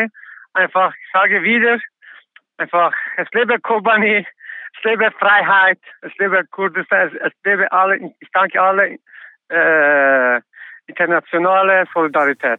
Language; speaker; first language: German; non-native, learner; Kurdish